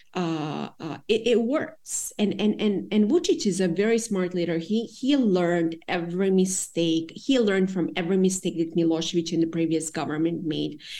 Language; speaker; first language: English; non-native, fluent; Serbian